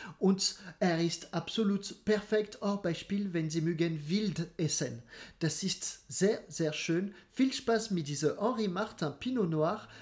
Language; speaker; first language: German; non-native, learner; French